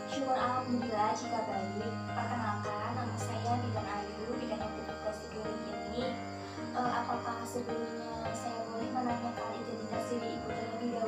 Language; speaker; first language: Indonesian; native; Indonesian